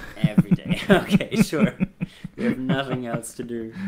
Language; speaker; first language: English; non-native, fluent; German